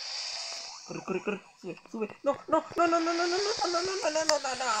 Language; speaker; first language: Spanish; native; Spanish